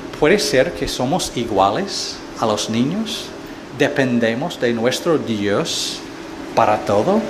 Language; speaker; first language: Spanish; non-native, fluent; English